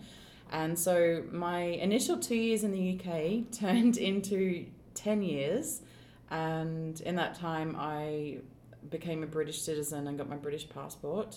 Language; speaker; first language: English; native; English